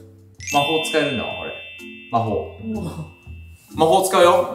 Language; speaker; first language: Japanese; native; Japanese